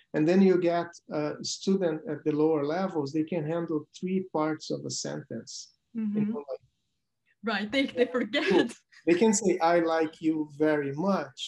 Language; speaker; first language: English; non-native, fluent; Portuguese